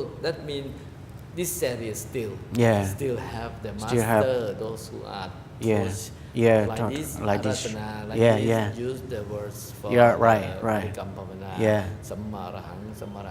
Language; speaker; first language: English; non-native, learner; Thai